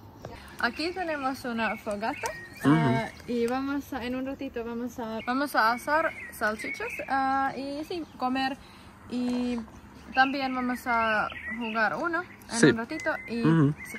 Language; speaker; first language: Spanish; non-native, learner; Finnish